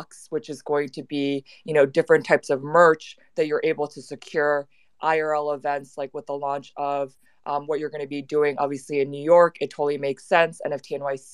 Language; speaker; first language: English; native; English